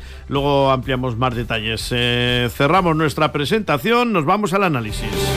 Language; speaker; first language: Spanish; native; Spanish